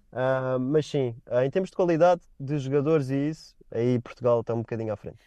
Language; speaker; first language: Portuguese; native; Portuguese